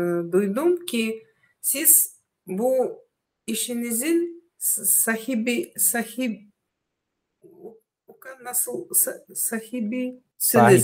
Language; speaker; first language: Turkish; non-native, learner; Russian